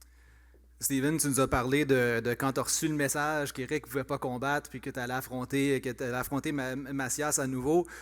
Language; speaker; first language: French; native; French